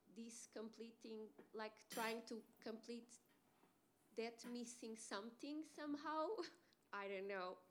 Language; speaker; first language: English; non-native, fluent; Portuguese